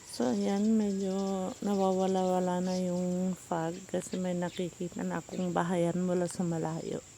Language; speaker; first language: Filipino; non-native, local second language; Iloko